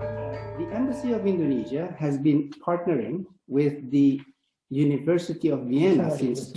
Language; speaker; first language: English; non-native, fluent; Indonesian